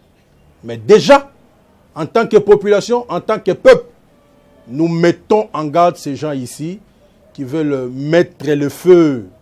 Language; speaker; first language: French; non-native, local second language; Lingala